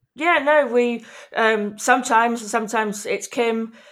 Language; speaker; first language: English; native; English